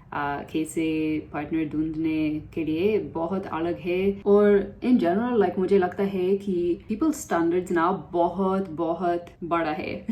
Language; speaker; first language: Hindi; non-native, learner; English